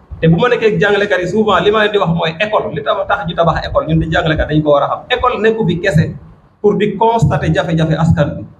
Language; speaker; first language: Wolof; non-native, local second language; Serer